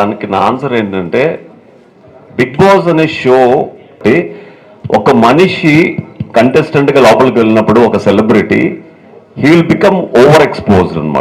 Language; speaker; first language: Telugu; native; Telugu